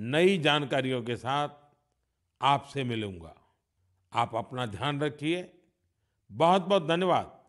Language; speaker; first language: Hindi; non-native, local second language; Gujarati